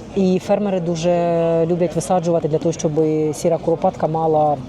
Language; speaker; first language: Ukrainian; native; Ukrainian